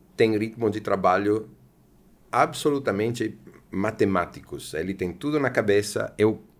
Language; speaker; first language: Portuguese; non-native, fluent; Italian